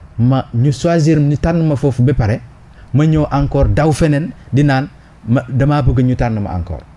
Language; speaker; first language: Wolof; non-native, local second language; Jola-Fonyi